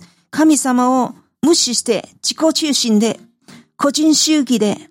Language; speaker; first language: Japanese; non-native, fluent; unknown